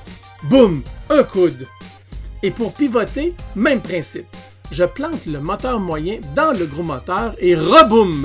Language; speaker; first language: French; native; French